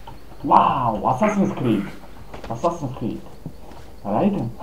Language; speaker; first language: Hebrew; non-native, fluent; Russian